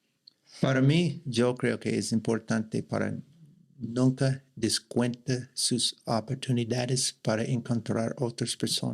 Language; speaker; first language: Spanish; non-native, learner; English